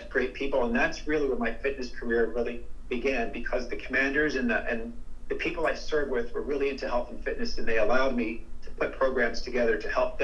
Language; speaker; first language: English; native; English